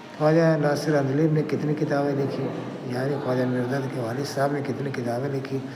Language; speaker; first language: Urdu; native; Urdu